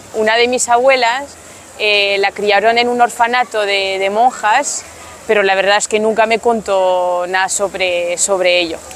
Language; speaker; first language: Spanish; non-native, fluent; French